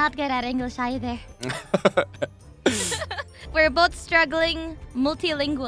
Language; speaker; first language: English; non-native, fluent; Indonesian